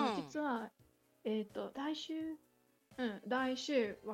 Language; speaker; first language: Japanese; non-native, fluent; English